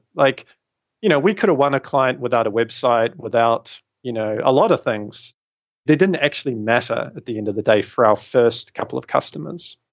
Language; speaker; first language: English; native; English